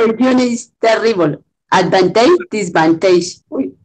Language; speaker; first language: English; non-native, learner; Spanish